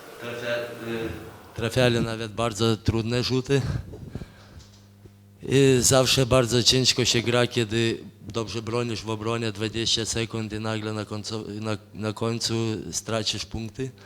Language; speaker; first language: Polish; non-native, fluent; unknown